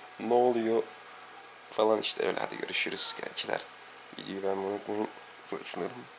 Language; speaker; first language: Turkish; native; Turkish